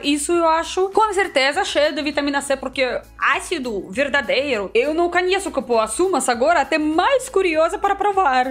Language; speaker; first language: Portuguese; non-native, learner; Russian